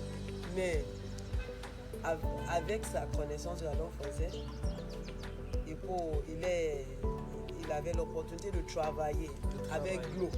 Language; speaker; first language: French; non-native, fluent; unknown